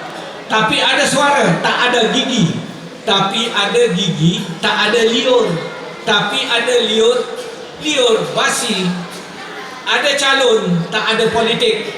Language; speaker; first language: Malay; native; Malay